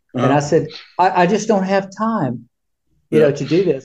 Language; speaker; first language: English; native; English